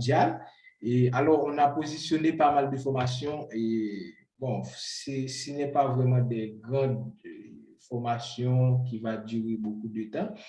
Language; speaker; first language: French; non-native, local second language; Haitian Creole